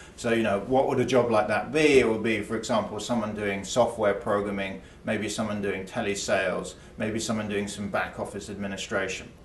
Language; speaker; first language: English; native; English